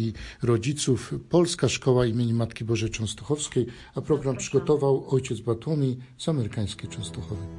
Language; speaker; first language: Polish; native; Polish